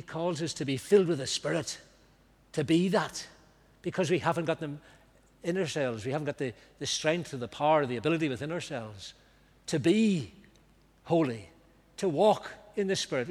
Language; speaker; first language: English; native; English